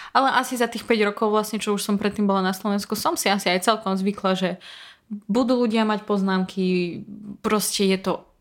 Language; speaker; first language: Slovak; non-native, fluent; Russian